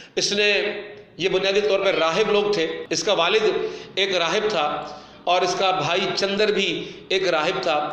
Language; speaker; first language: Urdu; non-native, local second language; Sindhi